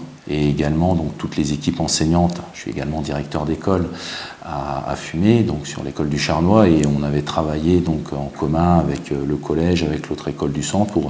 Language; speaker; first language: French; native; French